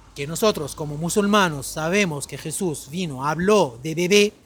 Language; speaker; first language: Spanish; non-native, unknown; Arabic